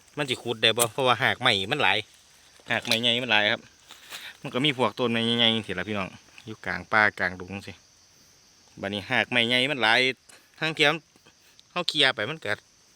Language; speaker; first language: Thai; native; Thai